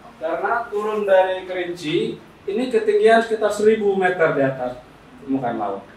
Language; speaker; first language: Indonesian; non-native, local second language; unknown